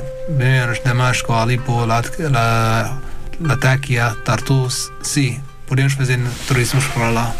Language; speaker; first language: Portuguese; non-native, learner; Arabic